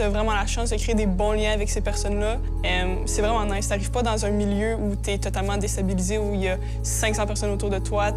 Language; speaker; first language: French; native; French